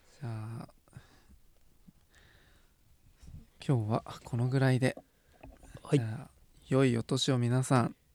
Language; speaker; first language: Japanese; native; Japanese